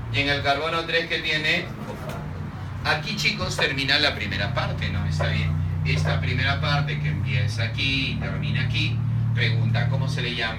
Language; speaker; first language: Spanish; native; Spanish